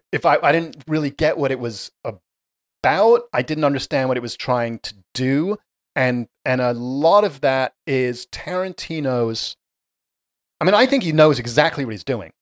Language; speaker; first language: English; native; English